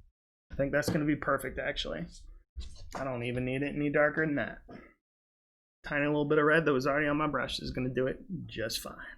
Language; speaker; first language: English; native; English